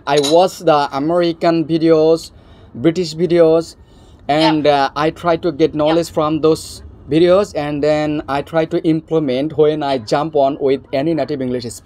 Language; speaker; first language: English; non-native, fluent; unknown